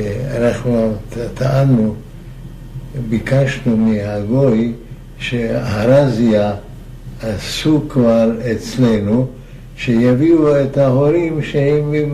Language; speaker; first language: Hebrew; non-native, fluent; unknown